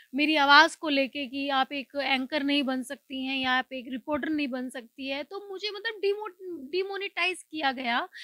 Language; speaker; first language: Hindi; native; Hindi